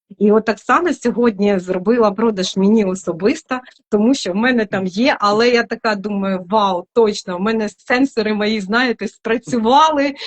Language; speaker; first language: Ukrainian; non-native, local second language; Russian